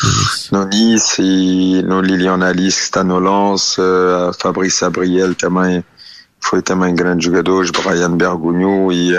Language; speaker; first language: Portuguese; early bilingual, heritage; French